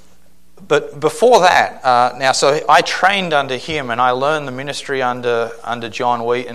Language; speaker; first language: English; native; English